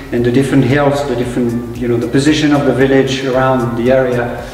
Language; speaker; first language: English; non-native, fluent; French